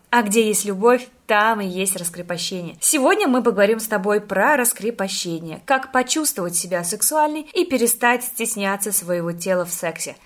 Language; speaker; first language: Russian; native; Russian